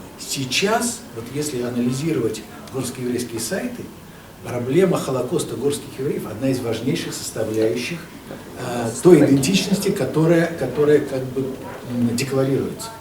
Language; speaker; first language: Russian; native; Russian